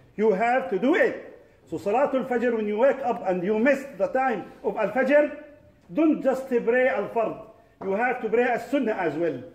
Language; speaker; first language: English; non-native, fluent; Arabic